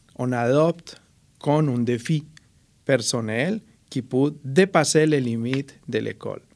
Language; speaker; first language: French; non-native, fluent; Spanish